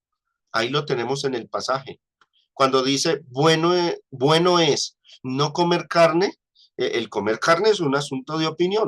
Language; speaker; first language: Spanish; native; Spanish